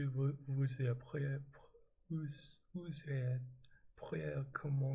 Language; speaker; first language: French; non-native, learner; English